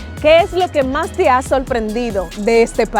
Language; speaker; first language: Spanish; native; Spanish